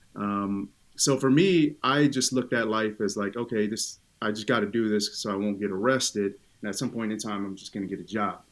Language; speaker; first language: English; early bilingual, other home language; Tongan